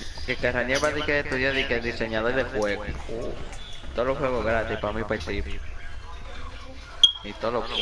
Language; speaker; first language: Spanish; native; Spanish